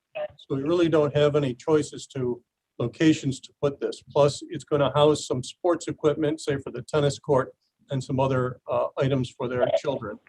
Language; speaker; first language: English; native; English